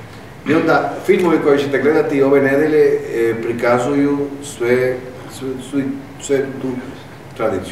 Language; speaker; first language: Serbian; non-native, fluent; Spanish